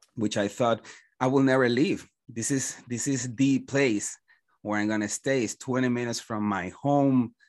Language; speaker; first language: English; non-native, fluent; Spanish